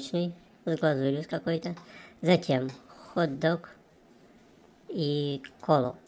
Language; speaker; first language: Russian; native; Russian